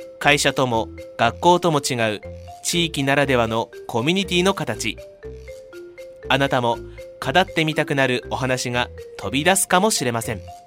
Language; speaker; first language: Japanese; native; Japanese